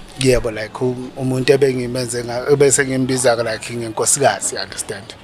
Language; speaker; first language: Zulu; native; Zulu